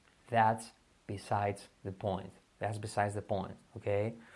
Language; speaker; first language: English; non-native, fluent; Spanish